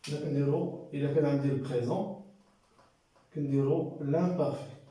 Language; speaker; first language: French; non-native, local second language; Arabic